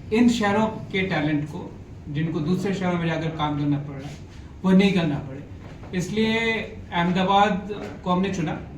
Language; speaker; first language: Hindi; native; Hindi